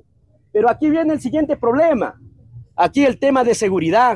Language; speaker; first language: Spanish; native; Spanish